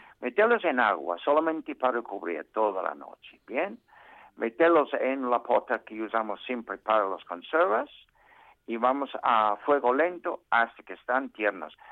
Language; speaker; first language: Spanish; non-native, fluent; English